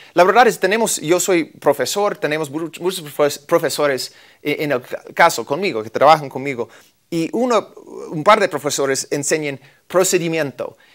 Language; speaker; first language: Spanish; non-native, fluent; English